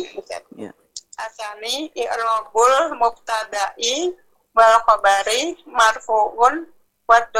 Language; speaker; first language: Arabic; non-native, learner; Indonesian